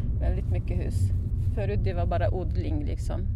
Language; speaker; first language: Swedish; non-native, fluent; Arabic